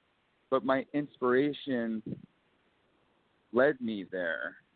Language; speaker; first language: English; native; English